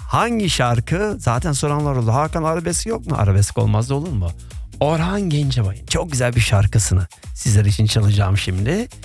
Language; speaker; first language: Turkish; early bilingual, heritage; Turkish